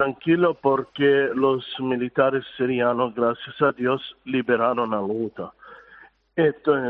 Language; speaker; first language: Spanish; non-native, fluent; Arabic